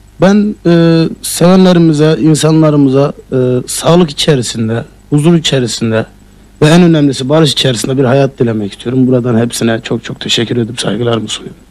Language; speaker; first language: Turkish; early bilingual, heritage; Turkish